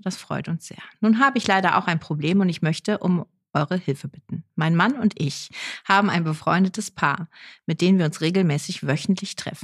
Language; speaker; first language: German; native; German